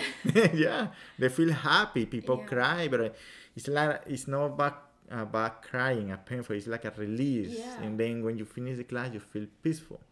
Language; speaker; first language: English; non-native, fluent; Spanish